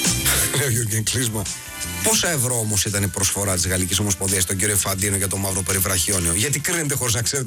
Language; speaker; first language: Greek; native; Greek